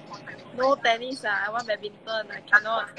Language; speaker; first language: English; non-native, learner; Thai